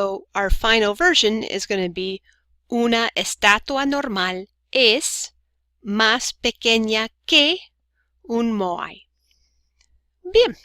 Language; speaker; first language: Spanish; non-native, fluent; English